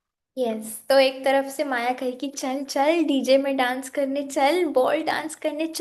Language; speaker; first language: Hindi; native; Hindi